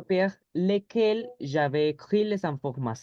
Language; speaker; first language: French; non-native, learner; Spanish